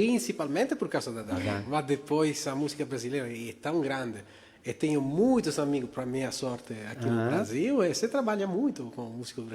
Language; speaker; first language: Portuguese; non-native, fluent; Italian